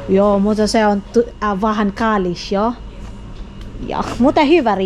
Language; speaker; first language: Finnish; non-native, learner; Cebuano